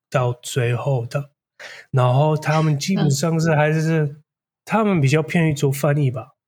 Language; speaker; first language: Chinese; non-native, fluent; Dutch